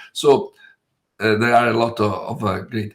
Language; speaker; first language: English; non-native, fluent; Italian